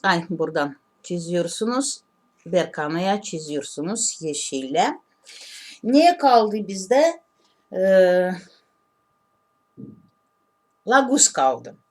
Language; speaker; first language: Turkish; non-native, learner; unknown